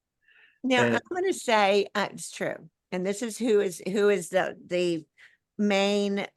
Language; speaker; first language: English; native; English